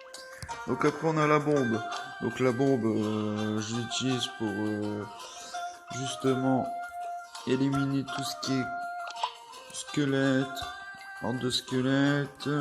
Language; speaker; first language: French; native; French